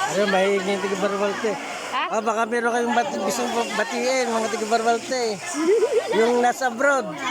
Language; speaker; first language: Filipino; native; Filipino